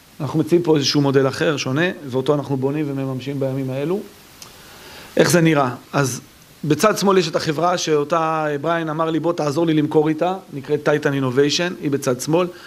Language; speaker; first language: Hebrew; native; Hebrew